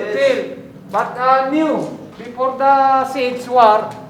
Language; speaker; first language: English; non-native, learner; Maranao